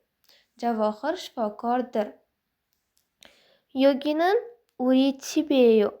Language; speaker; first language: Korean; non-native, fluent; Uzbek